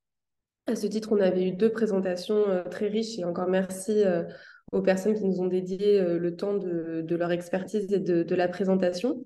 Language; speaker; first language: French; native; French